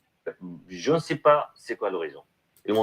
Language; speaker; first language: French; non-native, learner; Arabic